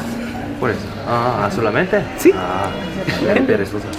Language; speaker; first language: Spanish; non-native, learner; Korean